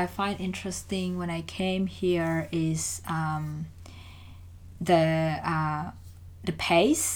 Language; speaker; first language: English; non-native, fluent; Indonesian